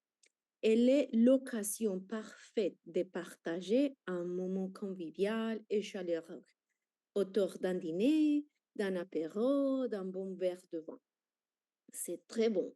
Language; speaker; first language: French; non-native, fluent; Spanish